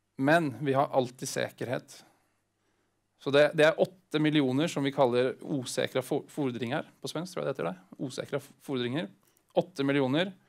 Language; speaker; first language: Swedish; non-native, fluent; Norwegian